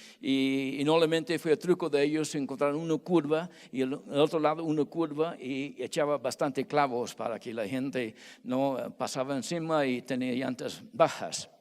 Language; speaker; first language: Spanish; non-native, fluent; English